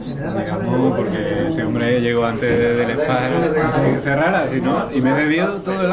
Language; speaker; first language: Spanish; native; Spanish